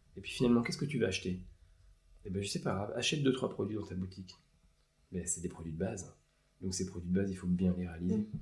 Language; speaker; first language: French; native; French